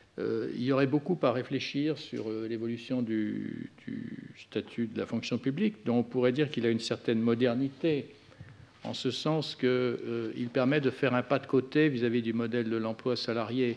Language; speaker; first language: French; native; French